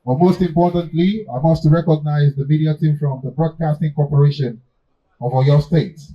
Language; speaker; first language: English; non-native, local second language; Yoruba